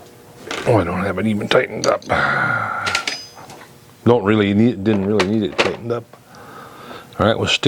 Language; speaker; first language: English; native; English